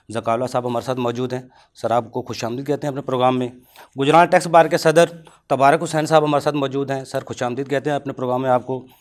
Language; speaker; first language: Urdu; non-native, local second language; Punjabi